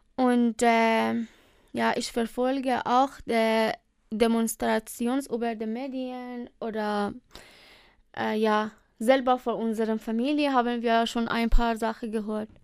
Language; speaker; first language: German; non-native, learner; Persian